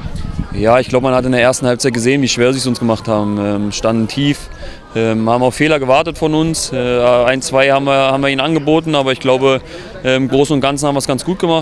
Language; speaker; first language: German; native; German